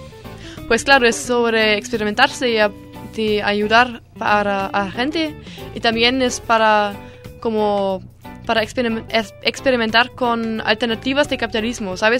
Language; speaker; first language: Spanish; non-native, learner; German